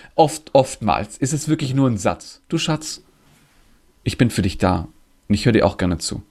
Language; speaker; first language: German; non-native, local second language; Greek